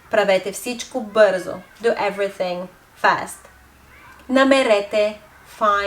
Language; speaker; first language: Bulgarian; non-native, fluent; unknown